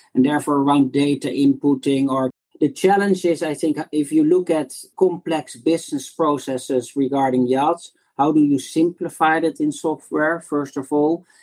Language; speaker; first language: English; non-native, fluent; Dutch